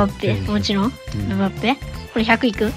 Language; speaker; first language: Japanese; native; Japanese